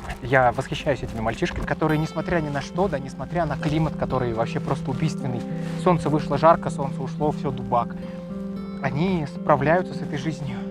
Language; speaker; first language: Russian; native; Russian